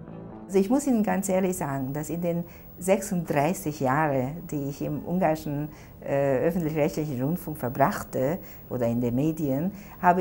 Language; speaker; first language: German; non-native, fluent; Hungarian